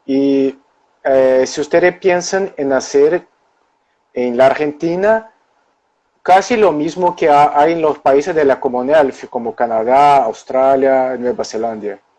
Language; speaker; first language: Spanish; non-native, local second language; Portuguese